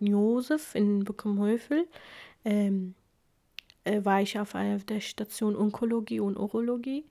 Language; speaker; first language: German; non-native, fluent; Kurdish